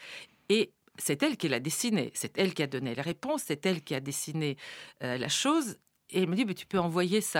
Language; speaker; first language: French; non-native, fluent; Bulgarian